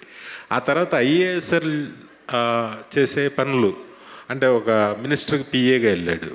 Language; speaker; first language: Telugu; native; Telugu